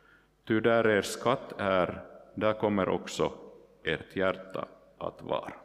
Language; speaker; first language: Swedish; non-native, local second language; Finnish